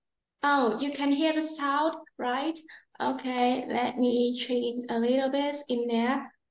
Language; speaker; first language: English; non-native, learner; Vietnamese